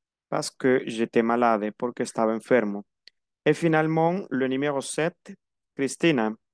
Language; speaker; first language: French; non-native, fluent; Spanish